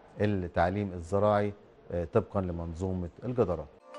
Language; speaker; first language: Arabic; native; Arabic